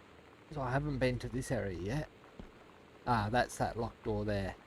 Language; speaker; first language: English; native; English